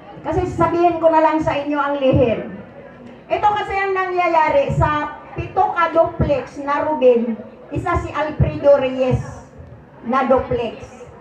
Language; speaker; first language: Filipino; non-native, local second language; Cebuano